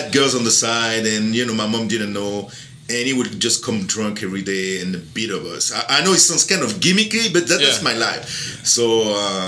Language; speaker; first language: English; non-native, fluent; French